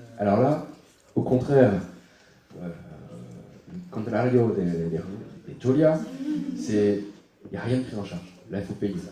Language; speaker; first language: French; native; French